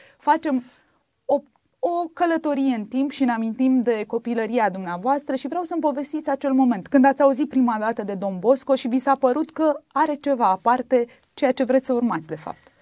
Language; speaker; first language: Romanian; native; Romanian